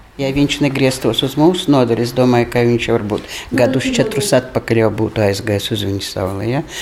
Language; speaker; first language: Latvian; non-native, local second language; Russian